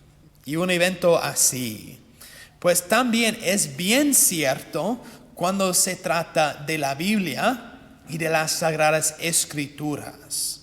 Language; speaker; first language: Spanish; non-native, fluent; English